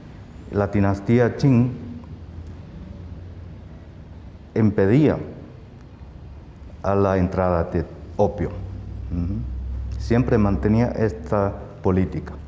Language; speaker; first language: Spanish; non-native, fluent; Chinese